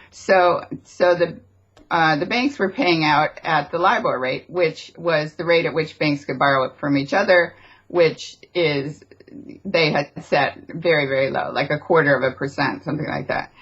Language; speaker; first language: English; native; English